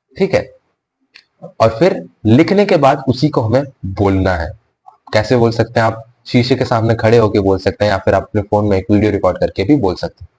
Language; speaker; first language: Hindi; native; Hindi